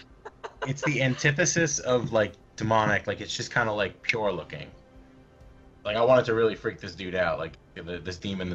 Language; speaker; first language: English; native; English